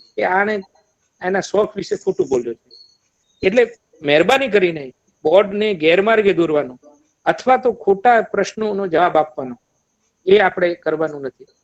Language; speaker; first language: Gujarati; native; Gujarati